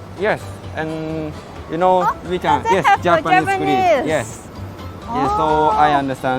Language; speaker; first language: English; non-native, learner; Japanese